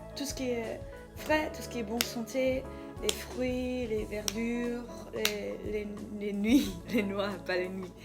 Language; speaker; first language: French; non-native, fluent; German